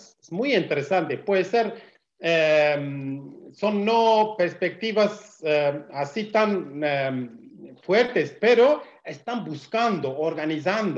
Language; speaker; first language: Spanish; non-native, learner; Kurdish